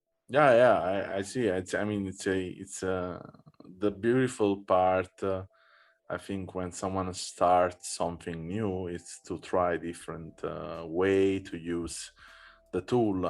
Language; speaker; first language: English; non-native, fluent; Italian